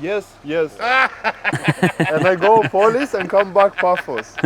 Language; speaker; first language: English; non-native, learner; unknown